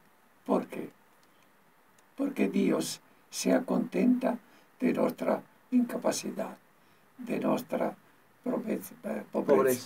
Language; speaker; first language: Spanish; non-native, learner; Italian